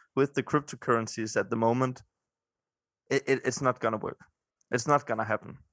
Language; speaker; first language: English; non-native, fluent; Danish